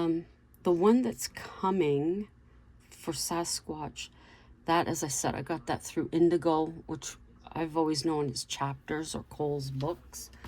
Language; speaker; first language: English; native; English